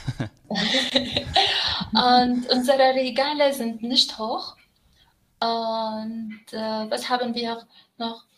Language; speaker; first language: German; non-native, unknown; Arabic